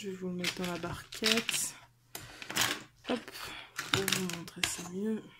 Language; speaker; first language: French; native; French